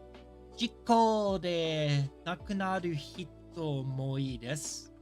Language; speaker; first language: Japanese; non-native, learner; English